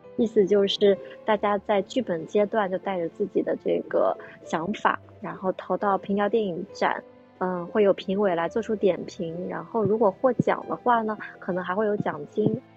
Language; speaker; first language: Chinese; native; Chinese